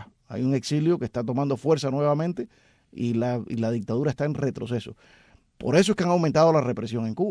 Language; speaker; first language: Spanish; native; Spanish